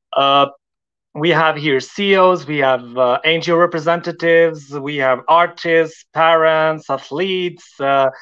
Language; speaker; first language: English; non-native, fluent; Albanian